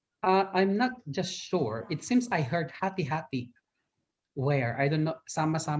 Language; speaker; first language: English; non-native, fluent; Thai